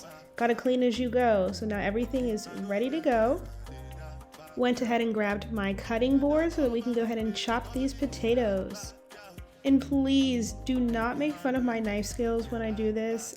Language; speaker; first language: English; native; English